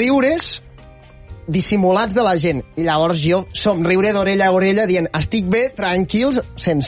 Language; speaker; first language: Catalan; native; Catalan